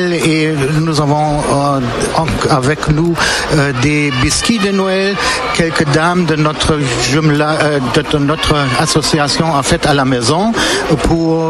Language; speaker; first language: French; non-native, learner; German